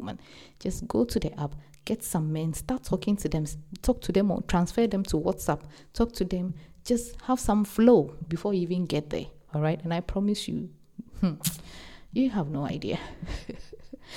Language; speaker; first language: English; non-native, local second language; Akan